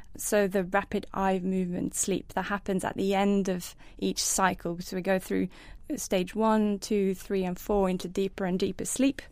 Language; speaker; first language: English; non-native, fluent; Norwegian